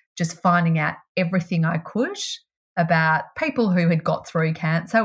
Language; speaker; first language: English; native; English